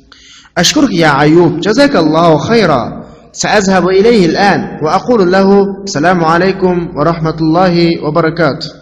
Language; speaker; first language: Arabic; non-native, fluent; Uyghur